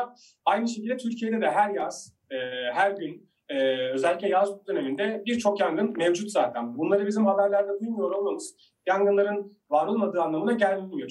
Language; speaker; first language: Turkish; native; Turkish